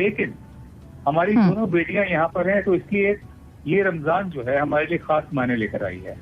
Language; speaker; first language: Hindi; native; Hindi